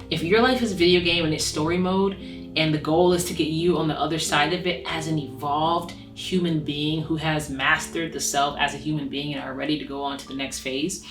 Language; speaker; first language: English; native; English